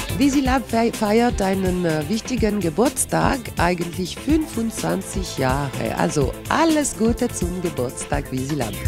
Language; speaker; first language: German; non-native, local second language; Italian